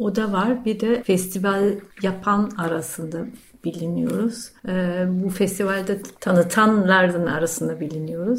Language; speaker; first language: Turkish; non-native, fluent; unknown